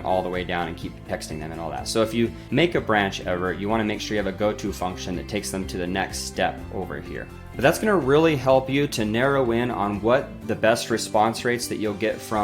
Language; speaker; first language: English; native; English